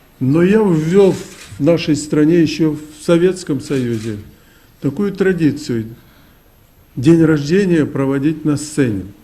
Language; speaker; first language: Russian; native; Russian